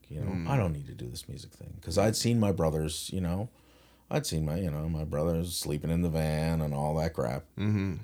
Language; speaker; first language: English; native; English